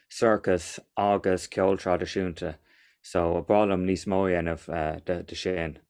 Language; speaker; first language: Irish; non-native, local second language; English